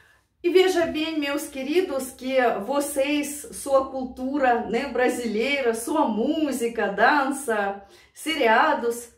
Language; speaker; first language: Portuguese; non-native, learner; Russian